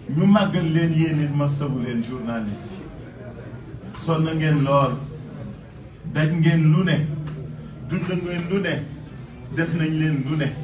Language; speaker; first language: Wolof; native; Wolof